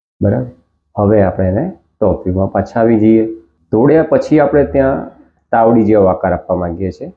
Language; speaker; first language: Gujarati; native; Gujarati